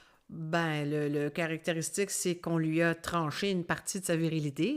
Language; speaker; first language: French; native; French